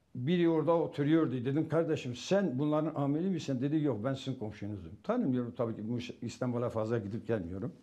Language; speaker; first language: Turkish; non-native, local second language; Kurdish